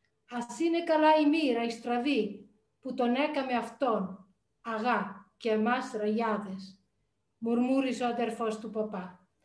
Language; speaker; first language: Greek; non-native, fluent; Italian